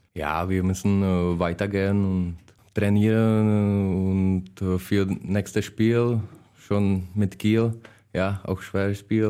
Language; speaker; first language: German; non-native, learner; Czech